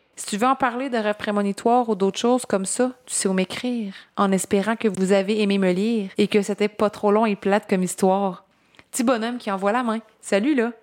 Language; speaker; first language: French; native; French